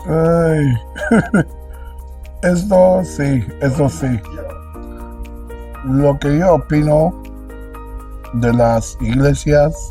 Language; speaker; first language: Spanish; non-native, local second language; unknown